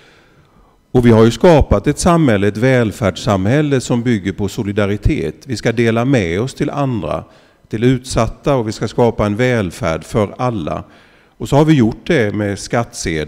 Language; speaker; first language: Swedish; native; Swedish